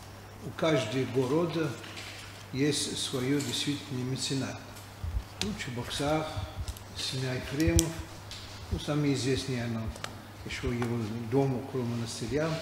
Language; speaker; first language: Russian; non-native, fluent; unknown